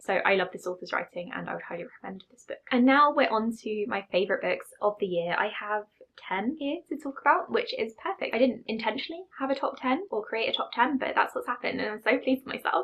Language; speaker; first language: English; native; English